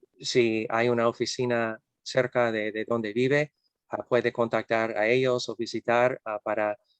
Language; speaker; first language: Spanish; non-native, fluent; English